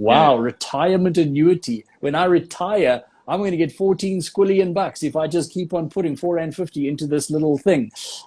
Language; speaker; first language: English; native; English